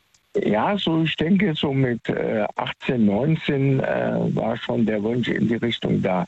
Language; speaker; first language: German; native; German